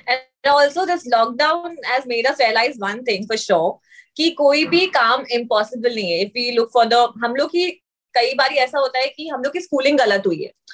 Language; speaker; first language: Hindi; native; Hindi